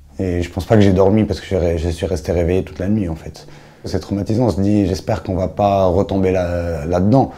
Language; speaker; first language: French; non-native, local second language; Arabic